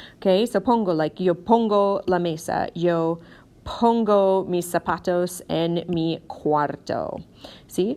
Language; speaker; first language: Spanish; non-native, fluent; English